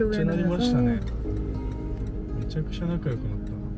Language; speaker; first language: Japanese; native; Japanese